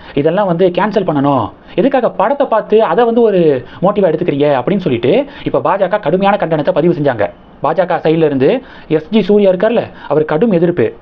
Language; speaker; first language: Tamil; native; Tamil